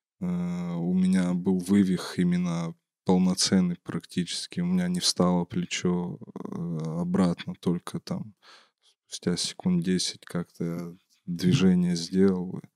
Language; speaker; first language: Russian; native; Russian